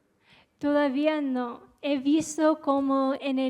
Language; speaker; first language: Spanish; non-native, fluent; English